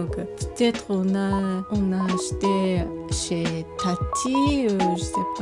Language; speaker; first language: French; non-native, learner; Japanese